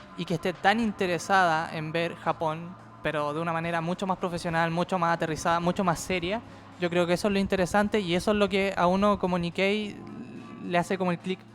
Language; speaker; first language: Spanish; native; Spanish